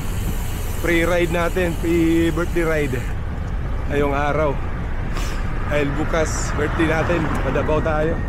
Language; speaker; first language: Filipino; non-native, local second language; Cebuano